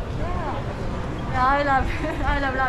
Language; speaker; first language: English; non-native, learner; Japanese